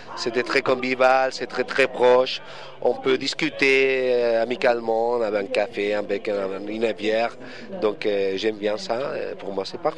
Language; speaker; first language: French; non-native, fluent; Spanish